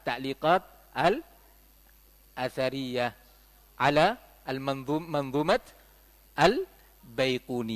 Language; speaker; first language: Arabic; non-native, fluent; Indonesian